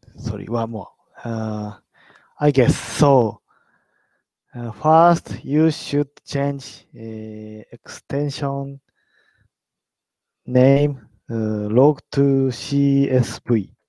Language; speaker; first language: English; non-native, learner; Japanese